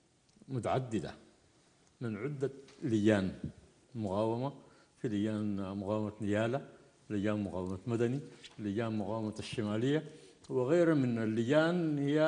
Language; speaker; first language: Arabic; native; Arabic